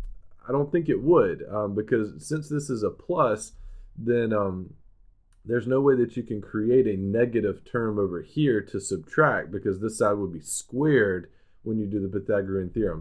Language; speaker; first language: English; native; English